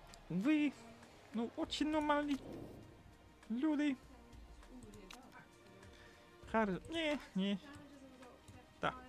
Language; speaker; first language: Russian; non-native, learner; English